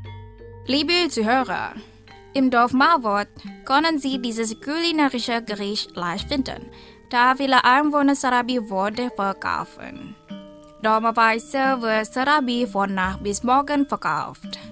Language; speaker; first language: German; non-native, fluent; Indonesian